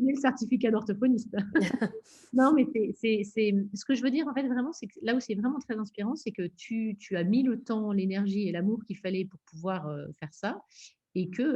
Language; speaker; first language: French; native; French